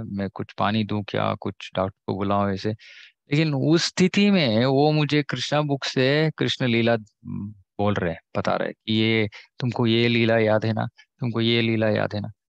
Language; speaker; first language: Hindi; non-native, local second language; Kannada